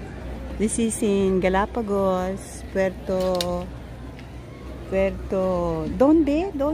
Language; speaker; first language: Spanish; non-native, learner; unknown